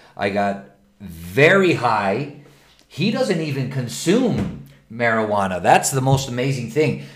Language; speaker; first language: English; non-native, fluent; Spanish